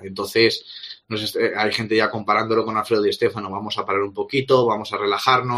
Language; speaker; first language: Spanish; native; Spanish